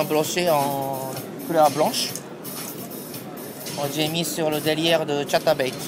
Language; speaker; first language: French; non-native, learner; Japanese